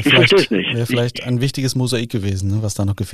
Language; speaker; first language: German; native; German